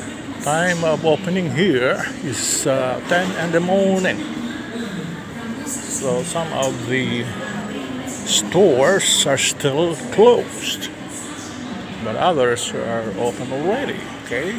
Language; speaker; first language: English; non-native, local second language; Filipino